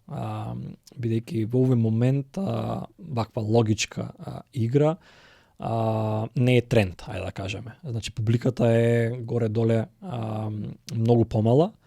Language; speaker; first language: Macedonian; native; Macedonian